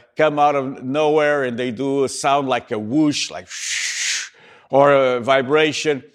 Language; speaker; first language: English; native; English